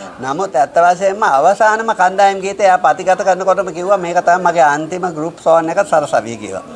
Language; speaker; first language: Sinhala; native; Sinhala